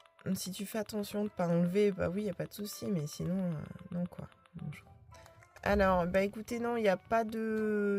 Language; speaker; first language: French; native; French